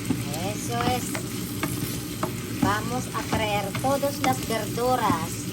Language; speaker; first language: Spanish; non-native, learner; Filipino